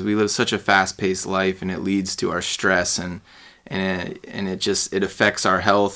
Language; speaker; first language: English; native; English